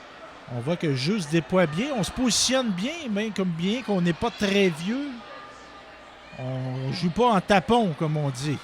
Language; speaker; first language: French; native; French